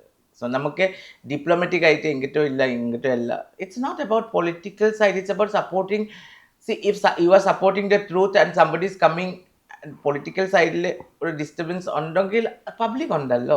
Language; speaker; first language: Malayalam; non-native, fluent; Assamese